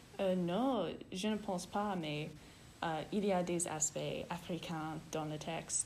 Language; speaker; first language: French; non-native, learner; English